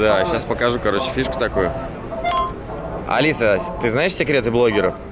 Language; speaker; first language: Russian; native; Russian